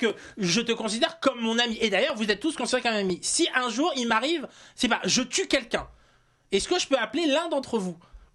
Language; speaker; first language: French; native; French